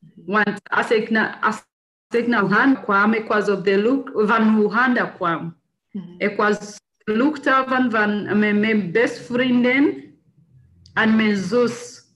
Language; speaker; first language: Dutch; non-native, learner; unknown